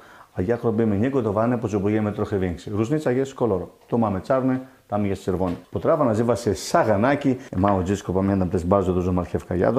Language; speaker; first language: Polish; non-native, learner; Greek